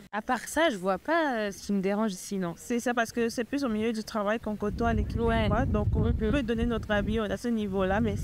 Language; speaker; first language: French; native; French